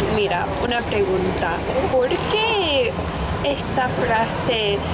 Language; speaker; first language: Spanish; non-native, fluent; English